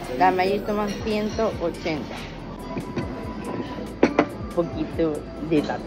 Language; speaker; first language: Spanish; native; Spanish